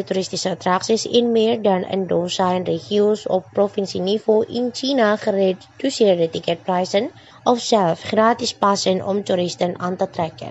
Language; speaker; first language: Dutch; non-native, fluent; Indonesian